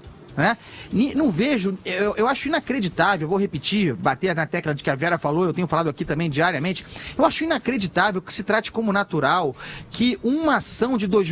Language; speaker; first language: Portuguese; native; Portuguese